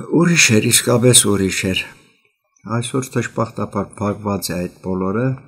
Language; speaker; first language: Armenian; early bilingual, heritage; Armenian